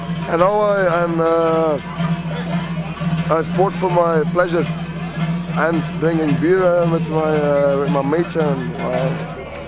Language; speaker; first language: English; non-native, fluent; Dutch